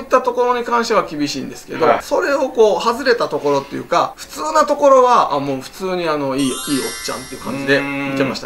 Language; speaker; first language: Japanese; native; Japanese